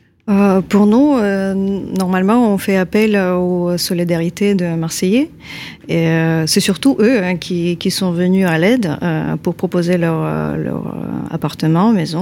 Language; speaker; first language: French; non-native, fluent; Ukrainian